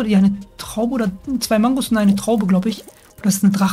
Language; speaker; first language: German; native; German